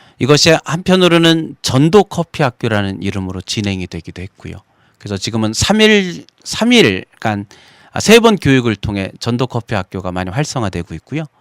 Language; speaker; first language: Korean; native; Korean